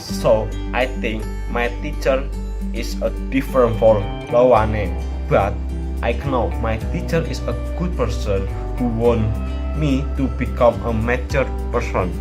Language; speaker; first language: English; non-native, learner; Indonesian